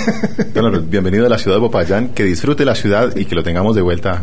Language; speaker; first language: Spanish; native; Spanish